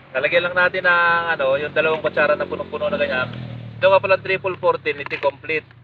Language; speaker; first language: Filipino; native; Filipino